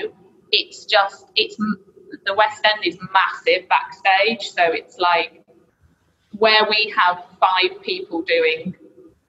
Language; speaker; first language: English; native; English